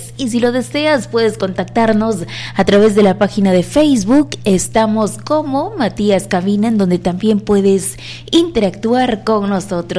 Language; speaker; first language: Spanish; native; Spanish